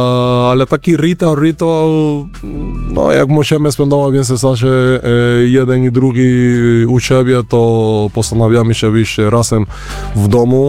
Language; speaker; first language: Polish; non-native, learner; Spanish